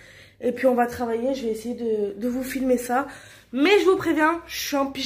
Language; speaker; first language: French; native; French